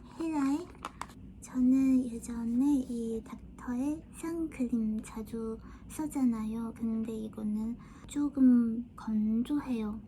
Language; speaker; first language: Korean; non-native, fluent; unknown